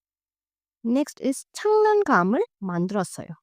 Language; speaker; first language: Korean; non-native, learner; Hindi